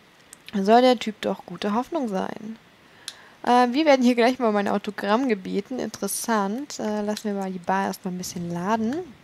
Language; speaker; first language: German; native; German